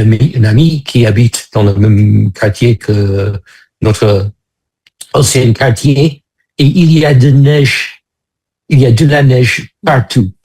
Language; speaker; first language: French; non-native, fluent; English